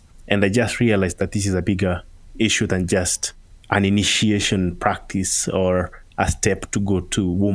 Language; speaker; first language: English; non-native, local second language; Masai